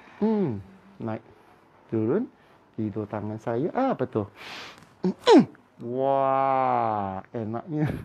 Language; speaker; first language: Malay; non-native, local second language; Cantonese